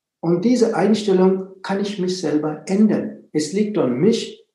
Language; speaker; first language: German; non-native, fluent; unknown